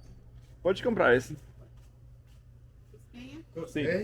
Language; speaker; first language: Portuguese; non-native, learner; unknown